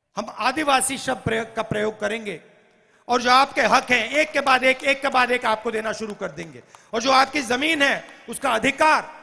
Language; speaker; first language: Hindi; native; Hindi